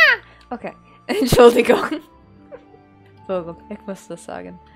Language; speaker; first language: German; non-native, learner; English